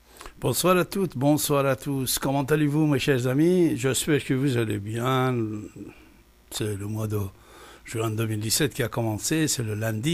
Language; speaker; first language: French; non-native, fluent; Persian